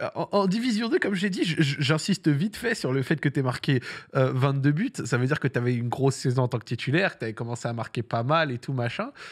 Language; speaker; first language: French; early bilingual, other home language; Arabic